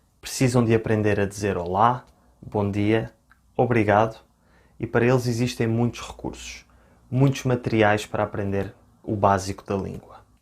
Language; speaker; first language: Portuguese; native; Portuguese